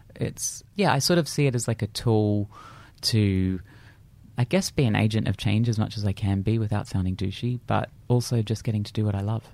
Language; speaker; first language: English; native; English